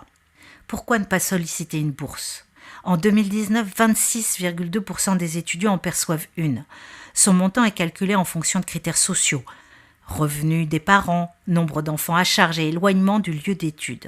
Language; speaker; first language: French; native; French